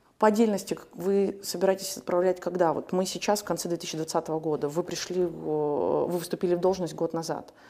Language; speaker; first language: Russian; native; Russian